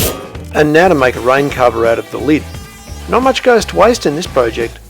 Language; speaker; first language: English; native; English